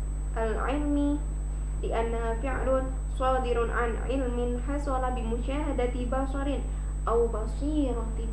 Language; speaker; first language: Arabic; non-native, fluent; Indonesian